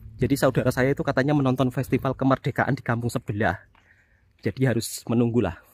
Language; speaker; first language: Indonesian; native; Indonesian